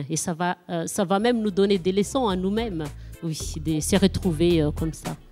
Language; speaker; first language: French; non-native, local second language; Malagasy